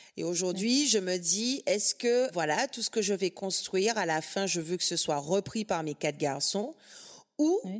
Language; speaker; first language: French; native; French